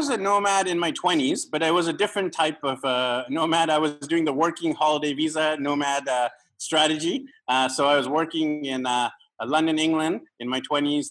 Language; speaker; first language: English; native; English